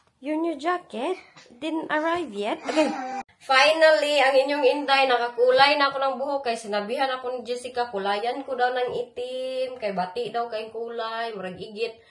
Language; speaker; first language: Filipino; non-native, local second language; Hiligaynon